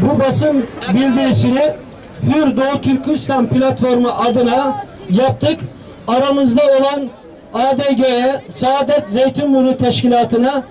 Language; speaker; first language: Turkish; native; Turkish